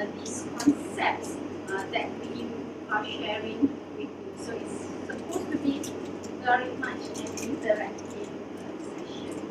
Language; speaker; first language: English; non-native, local second language; Malay